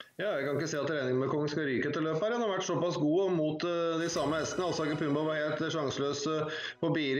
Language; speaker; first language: Norwegian; native; Norwegian